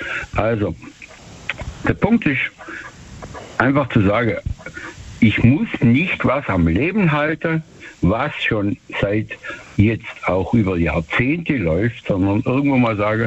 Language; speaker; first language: German; native; German